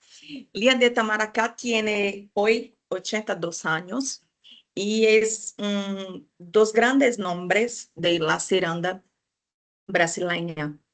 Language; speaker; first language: Spanish; non-native, fluent; Portuguese